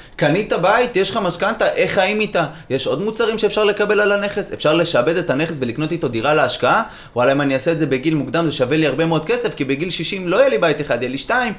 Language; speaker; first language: Hebrew; native; Hebrew